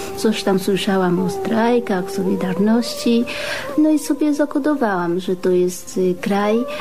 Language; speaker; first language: Polish; early bilingual, other home language; Vietnamese